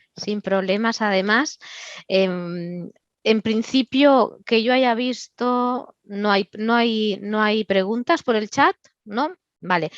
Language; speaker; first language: Spanish; non-native, local second language; Catalan